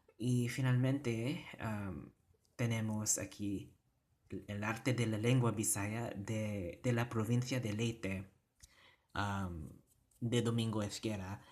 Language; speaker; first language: Spanish; non-native, learner; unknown